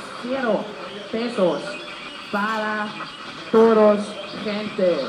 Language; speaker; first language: Spanish; non-native, learner; German